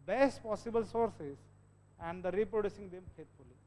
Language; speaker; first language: English; non-native, local second language; Marathi